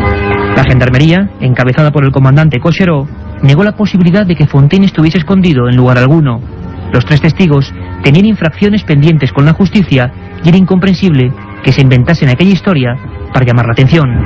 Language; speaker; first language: Spanish; native; Spanish